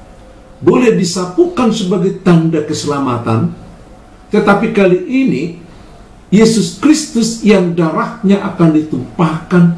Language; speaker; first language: Indonesian; native; Indonesian